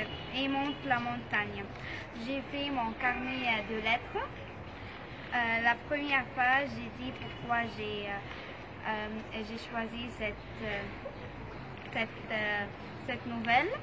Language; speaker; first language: French; non-native, learner; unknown